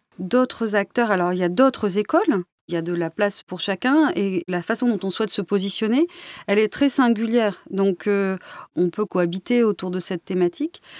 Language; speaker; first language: French; native; French